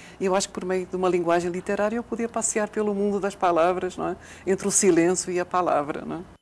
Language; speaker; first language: Portuguese; native; Portuguese